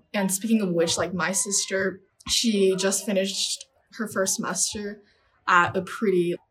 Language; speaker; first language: English; non-native, fluent; Chinese